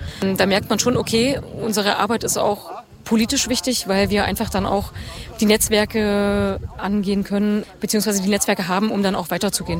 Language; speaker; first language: German; native; German